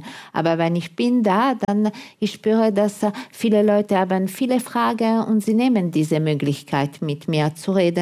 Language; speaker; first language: German; non-native, fluent; Italian